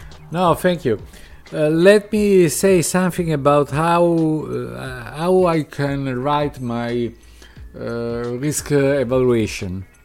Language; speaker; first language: English; non-native, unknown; Italian